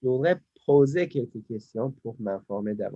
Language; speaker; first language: French; non-native, fluent; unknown